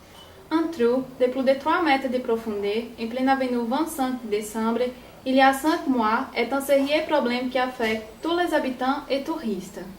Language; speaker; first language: French; non-native, learner; Portuguese